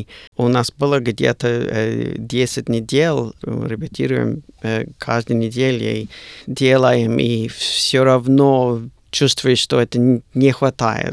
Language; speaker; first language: Russian; non-native, learner; English